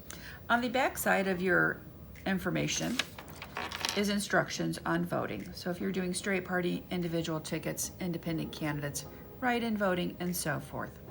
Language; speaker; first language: English; native; English